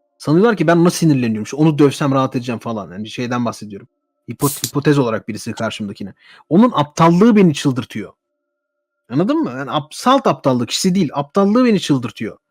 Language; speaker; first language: Turkish; native; Turkish